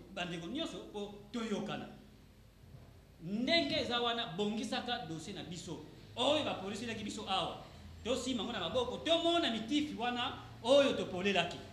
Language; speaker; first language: Lingala; non-native, local second language; Kongo